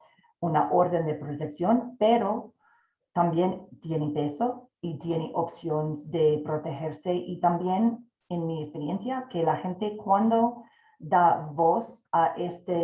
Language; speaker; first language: Spanish; non-native, fluent; English